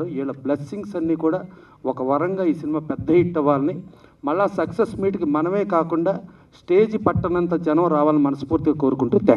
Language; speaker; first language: Telugu; native; Telugu